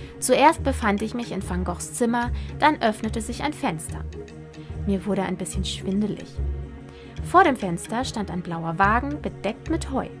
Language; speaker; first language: German; non-native, fluent; Chinese